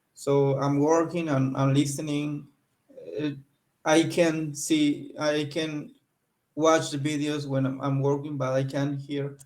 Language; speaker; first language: English; non-native, learner; Spanish